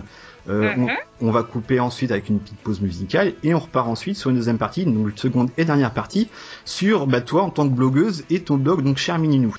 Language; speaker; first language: French; native; French